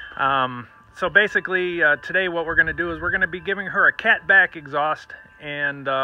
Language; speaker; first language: English; native; English